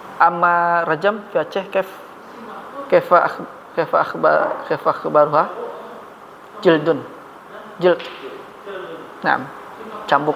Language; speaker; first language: Arabic; non-native, fluent; Indonesian